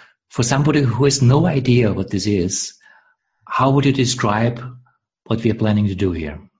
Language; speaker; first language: English; non-native, fluent; German